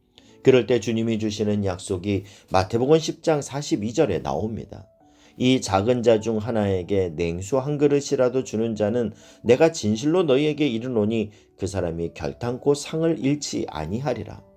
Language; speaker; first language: Korean; native; Korean